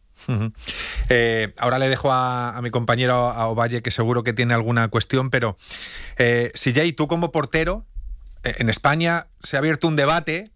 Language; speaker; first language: Spanish; native; Spanish